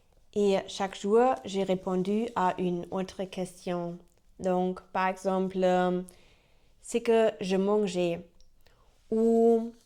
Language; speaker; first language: French; non-native, learner; German